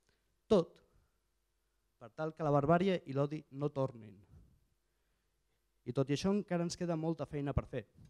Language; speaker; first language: Catalan; native; Catalan